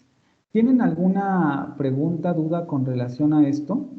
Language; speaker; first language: Spanish; native; Spanish